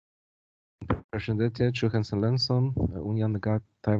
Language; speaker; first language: Albanian; non-native, learner; Chinese